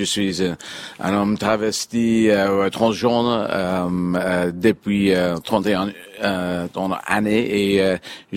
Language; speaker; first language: French; non-native, fluent; English